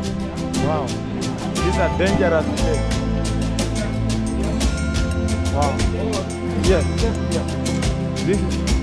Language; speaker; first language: English; non-native, learner; Swahili